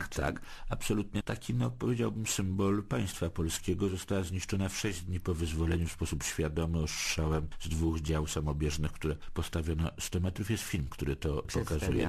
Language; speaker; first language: Polish; native; Polish